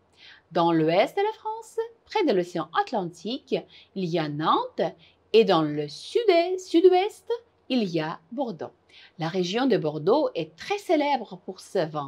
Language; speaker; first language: French; non-native, fluent; Uzbek